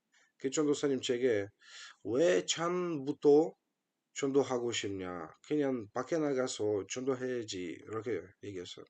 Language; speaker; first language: Korean; non-native, fluent; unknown